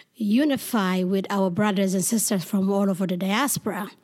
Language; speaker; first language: English; non-native, fluent; Amharic